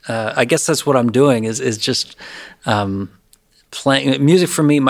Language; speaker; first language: English; native; English